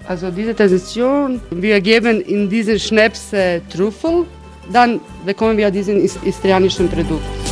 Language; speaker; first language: German; non-native, learner; Croatian